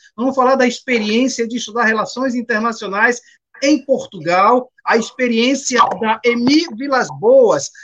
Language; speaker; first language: Portuguese; native; Portuguese